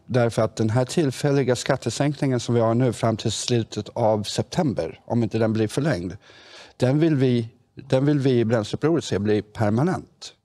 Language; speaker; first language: Swedish; native; Swedish